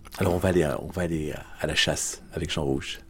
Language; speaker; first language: French; native; French